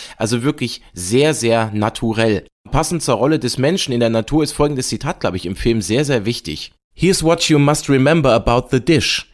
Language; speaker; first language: German; native; German